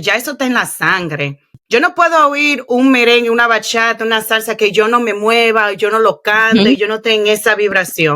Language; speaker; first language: Spanish; early bilingual, heritage; Spanish